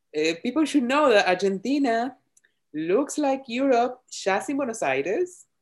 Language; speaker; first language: English; non-native, fluent; Spanish